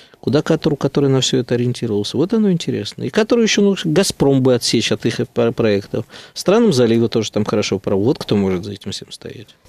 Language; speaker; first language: Russian; native; Russian